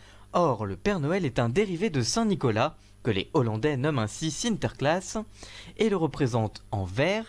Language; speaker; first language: French; native; French